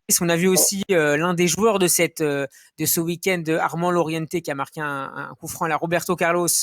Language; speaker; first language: French; native; French